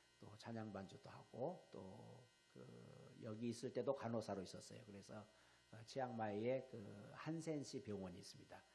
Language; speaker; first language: Korean; native; Korean